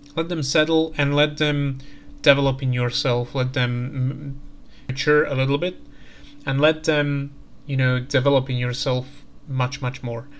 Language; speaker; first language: English; non-native, fluent; Slovak